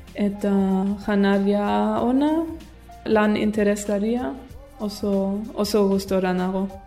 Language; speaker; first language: Basque; non-native, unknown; German